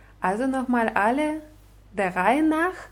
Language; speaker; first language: German; non-native, fluent; Russian